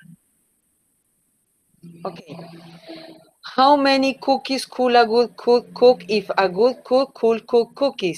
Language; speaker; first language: English; non-native, learner; Spanish